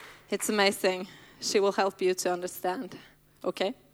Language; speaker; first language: English; non-native, learner; Norwegian